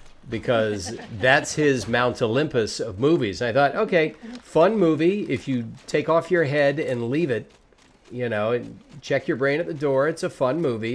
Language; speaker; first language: English; native; English